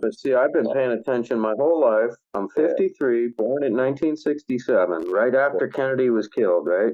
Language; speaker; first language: English; native; English